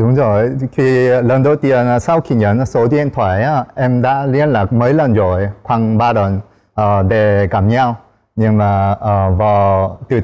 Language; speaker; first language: Vietnamese; non-native, learner; Korean